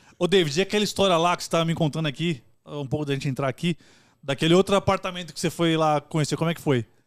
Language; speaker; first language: Portuguese; native; Portuguese